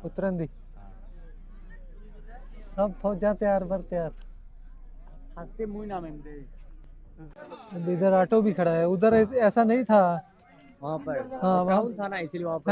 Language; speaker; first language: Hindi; non-native, local second language; Punjabi